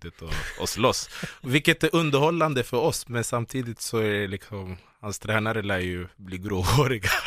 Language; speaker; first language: Swedish; early bilingual, other home language; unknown